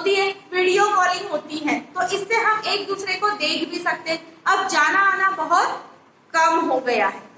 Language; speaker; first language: Hindi; non-native, local second language; Marathi